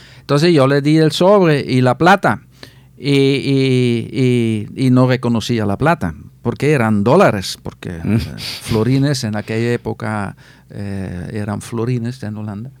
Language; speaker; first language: Spanish; non-native, fluent; Dutch